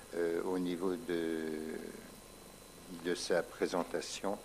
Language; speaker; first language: French; native; French